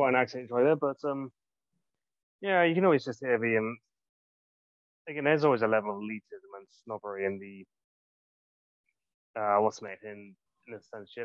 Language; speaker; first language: English; native; English